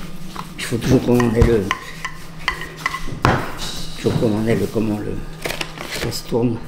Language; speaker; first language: French; native; French